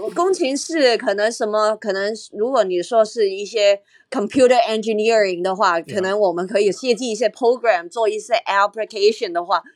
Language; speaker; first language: Chinese; non-native, local second language; Cantonese